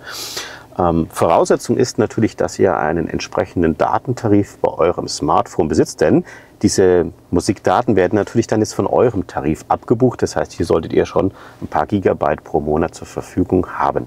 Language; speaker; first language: German; native; German